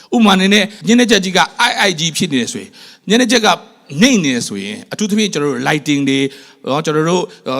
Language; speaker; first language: Burmese; non-native, local second language; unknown